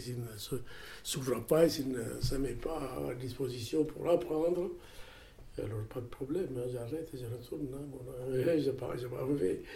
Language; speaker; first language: French; non-native, fluent; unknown